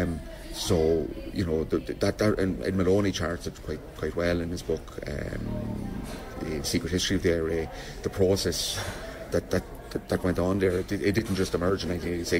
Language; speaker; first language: English; native; English